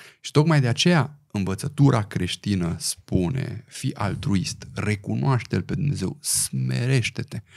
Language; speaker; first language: Romanian; native; Romanian